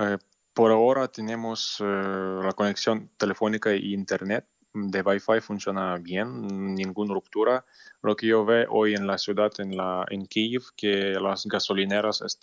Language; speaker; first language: Spanish; non-native, learner; Ukrainian